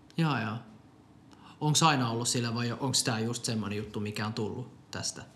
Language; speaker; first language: Finnish; non-native, local second language; Swedish